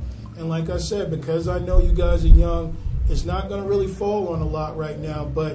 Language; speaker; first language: English; native; English